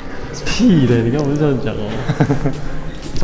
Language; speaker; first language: Chinese; native; Chinese